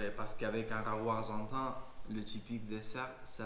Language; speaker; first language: French; non-native, learner; Spanish